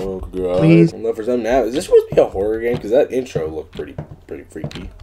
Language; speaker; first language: English; native; English